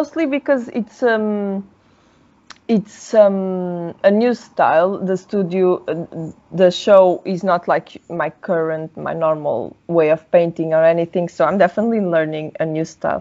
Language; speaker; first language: English; non-native, fluent; Portuguese